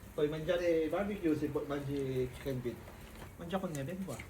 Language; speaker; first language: Italian; non-native, fluent; Filipino